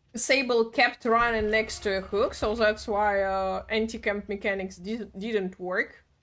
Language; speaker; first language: English; non-native, fluent; Russian